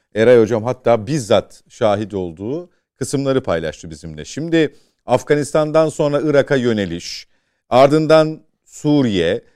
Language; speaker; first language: Turkish; native; Turkish